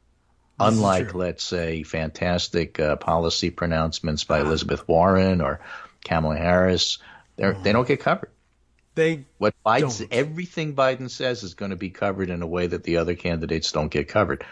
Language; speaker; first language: English; native; English